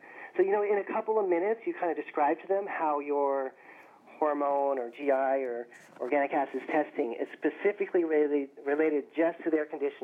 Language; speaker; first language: English; native; English